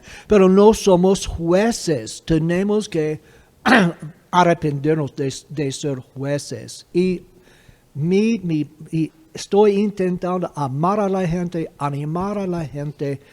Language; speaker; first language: Spanish; non-native, fluent; English